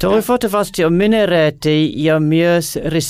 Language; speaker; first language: Finnish; non-native, learner; English